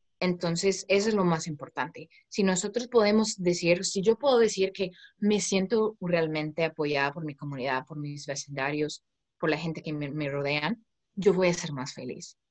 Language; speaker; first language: Spanish; non-native, fluent; English